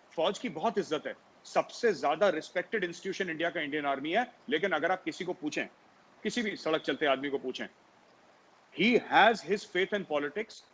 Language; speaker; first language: Hindi; native; Hindi